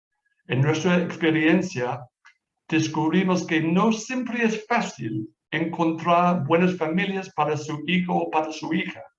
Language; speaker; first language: Spanish; non-native, fluent; English